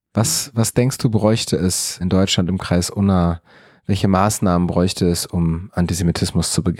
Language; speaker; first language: German; native; German